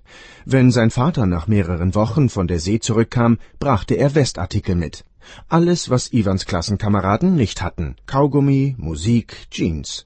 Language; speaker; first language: German; native; German